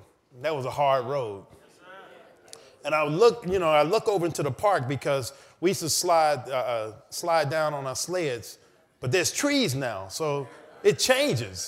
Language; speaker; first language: English; native; English